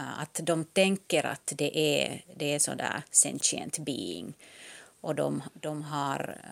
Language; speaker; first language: Swedish; non-native, local second language; Finnish